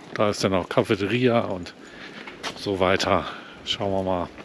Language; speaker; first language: German; native; German